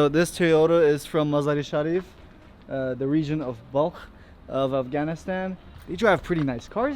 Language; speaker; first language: English; early bilingual, heritage; English